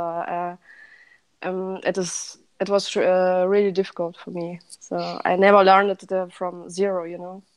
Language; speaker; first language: English; non-native, learner; Russian